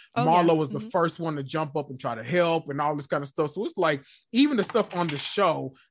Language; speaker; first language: English; native; English